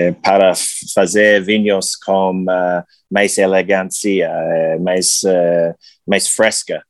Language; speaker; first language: Portuguese; non-native, learner; English